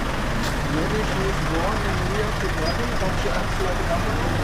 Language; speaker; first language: English; non-native, fluent; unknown